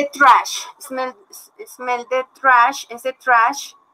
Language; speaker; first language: English; non-native, learner; Spanish